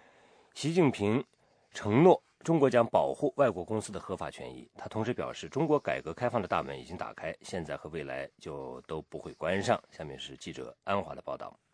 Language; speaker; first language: Chinese; native; Chinese